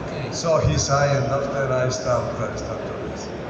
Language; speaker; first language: English; non-native, learner; Italian